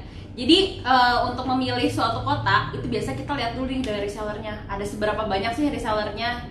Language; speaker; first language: Indonesian; native; Indonesian